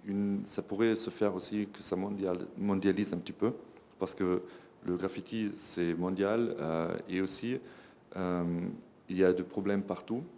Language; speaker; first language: French; non-native, fluent; German